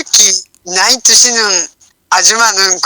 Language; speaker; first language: Korean; non-native, learner; Japanese